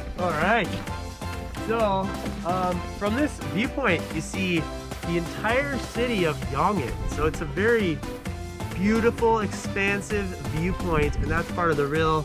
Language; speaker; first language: English; native; English